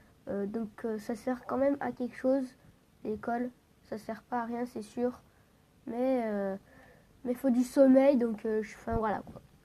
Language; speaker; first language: French; native; French